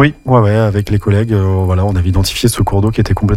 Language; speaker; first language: French; native; French